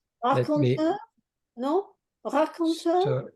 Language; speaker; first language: French; non-native, learner; English